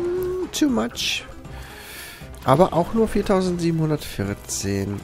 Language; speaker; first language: German; native; German